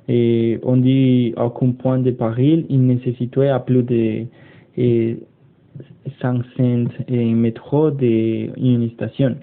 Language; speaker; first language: French; non-native, learner; Spanish